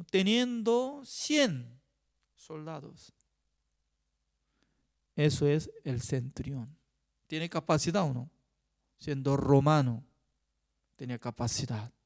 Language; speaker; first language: Spanish; non-native, fluent; Korean